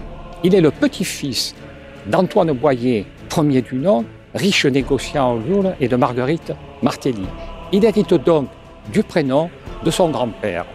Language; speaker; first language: French; native; French